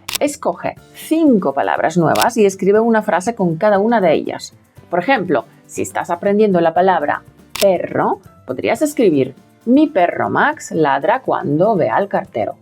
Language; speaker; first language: Spanish; non-native, fluent; Polish